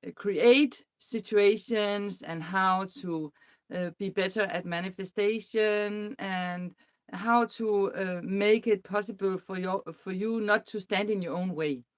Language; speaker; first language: English; non-native, fluent; Danish